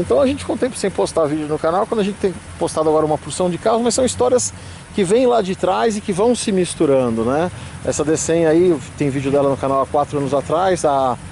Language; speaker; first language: Portuguese; native; Portuguese